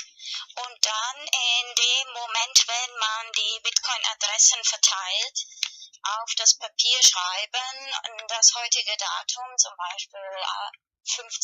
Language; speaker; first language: German; non-native, fluent; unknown